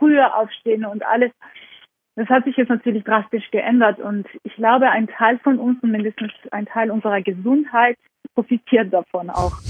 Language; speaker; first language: German; non-native, fluent; Georgian